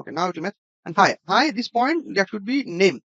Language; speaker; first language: English; non-native, local second language; Bangla